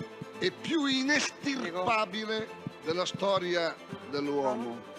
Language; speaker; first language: Italian; native; Italian